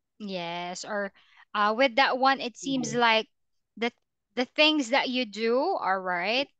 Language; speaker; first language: English; non-native, fluent; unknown